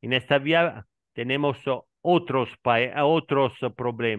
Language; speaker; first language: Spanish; non-native, learner; Italian